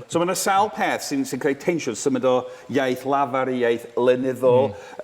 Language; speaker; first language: Welsh; non-native, fluent; English